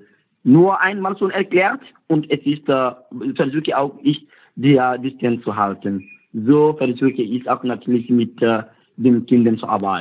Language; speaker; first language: German; non-native, learner; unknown